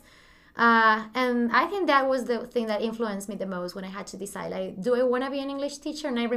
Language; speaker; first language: English; non-native, fluent; Spanish